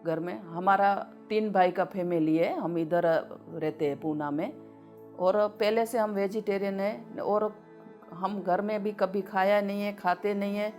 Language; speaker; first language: Hindi; non-native, local second language; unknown